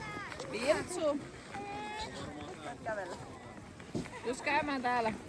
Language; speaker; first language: Finnish; native; Finnish